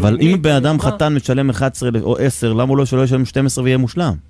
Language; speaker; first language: Hebrew; native; Hebrew